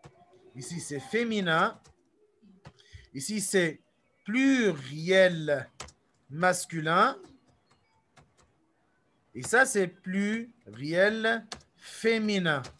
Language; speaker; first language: French; non-native, local second language; Arabic